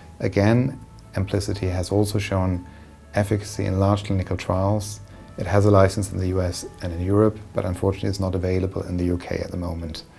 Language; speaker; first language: English; non-native, fluent; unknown